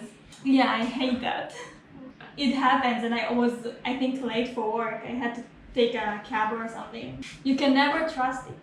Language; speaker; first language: English; non-native, fluent; Hebrew